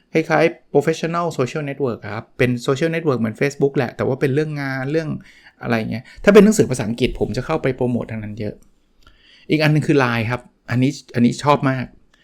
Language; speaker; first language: Thai; native; Thai